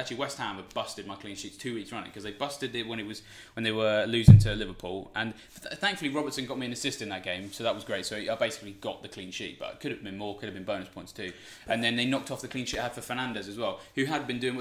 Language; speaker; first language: English; native; English